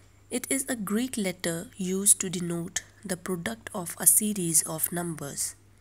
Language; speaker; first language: English; non-native, local second language; Urdu